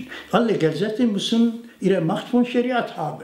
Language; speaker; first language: German; non-native, fluent; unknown